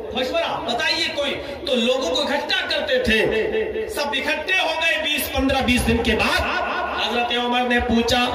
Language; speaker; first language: Hindi; native; Hindi